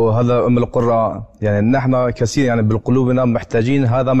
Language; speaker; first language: Arabic; non-native, learner; Turkish